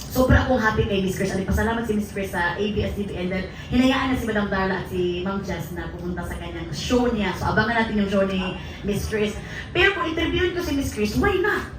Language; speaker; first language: Filipino; non-native, local second language; Cebuano